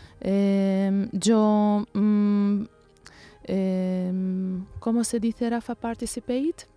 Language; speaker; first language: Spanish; non-native, learner; Arabic